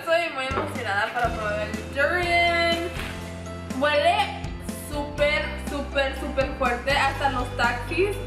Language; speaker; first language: Spanish; early bilingual, other home language; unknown